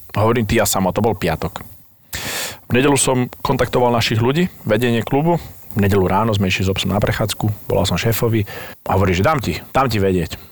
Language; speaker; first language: Slovak; native; Slovak